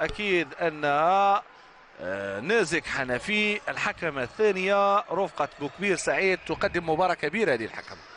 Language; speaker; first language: Arabic; native; Arabic